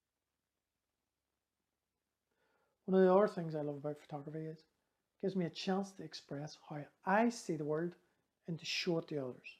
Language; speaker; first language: English; native; English